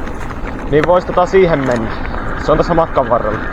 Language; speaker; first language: Finnish; native; Finnish